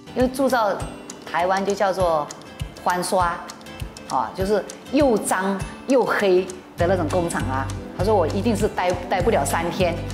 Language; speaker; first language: Chinese; native; Chinese